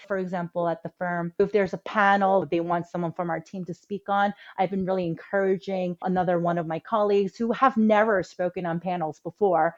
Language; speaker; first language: English; early bilingual, other home language; Korean